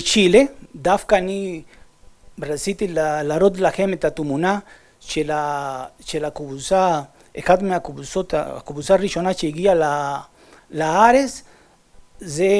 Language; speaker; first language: Hebrew; non-native, fluent; Spanish